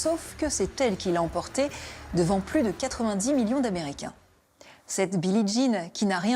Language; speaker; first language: French; native; French